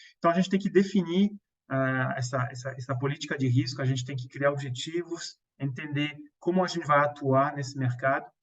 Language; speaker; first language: Portuguese; non-native, fluent; French